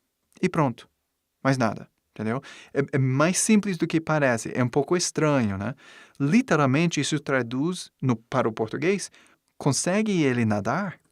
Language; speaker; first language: Portuguese; non-native, fluent; English